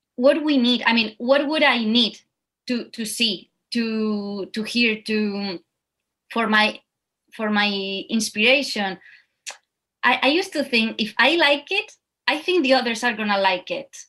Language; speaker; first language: English; non-native, fluent; Spanish